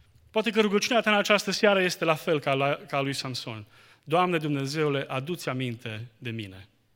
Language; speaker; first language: Romanian; native; Romanian